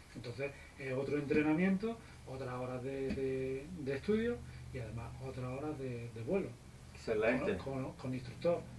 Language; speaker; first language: Spanish; native; Spanish